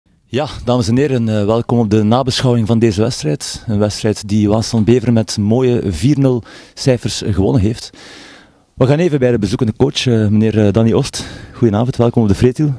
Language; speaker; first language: Dutch; native; Dutch